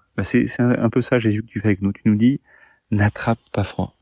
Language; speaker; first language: French; native; French